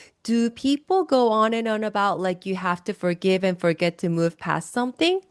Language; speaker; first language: English; non-native, fluent; Korean